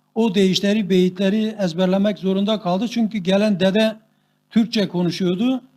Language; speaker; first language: Turkish; non-native, local second language; Kurdish